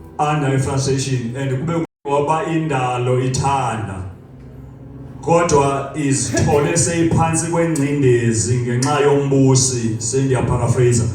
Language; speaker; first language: Zulu; non-native, local second language; Xhosa